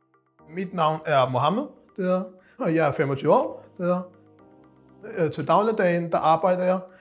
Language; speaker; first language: Danish; non-native, local second language; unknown